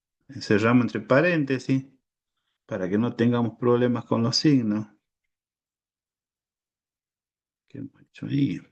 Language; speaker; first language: Spanish; native; Spanish